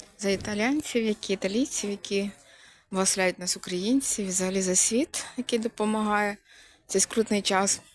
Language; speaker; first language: Ukrainian; native; Ukrainian